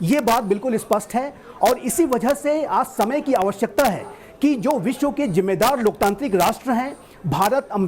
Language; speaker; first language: Hindi; native; Hindi